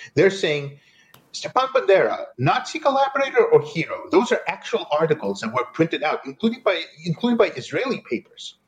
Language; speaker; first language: English; non-native, fluent; Russian